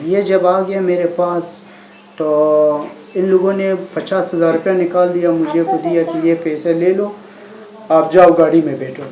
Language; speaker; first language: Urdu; non-native, learner; Persian